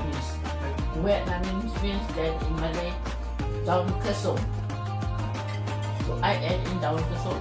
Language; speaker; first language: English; non-native, local second language; Malay